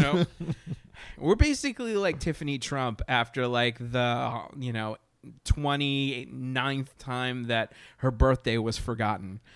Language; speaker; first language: English; early bilingual, other home language; Spanish